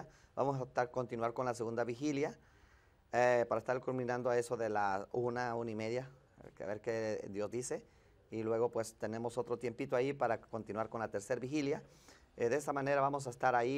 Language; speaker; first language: Spanish; native; Spanish